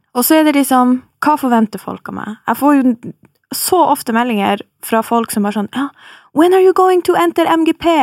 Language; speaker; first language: Norwegian; native; Norwegian